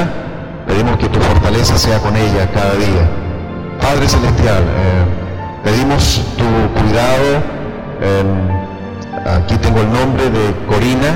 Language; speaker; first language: Spanish; native; Spanish